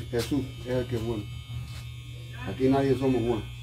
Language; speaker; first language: Spanish; native; Spanish